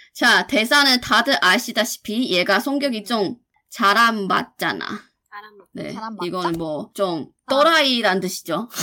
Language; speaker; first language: Korean; non-native, fluent; Chinese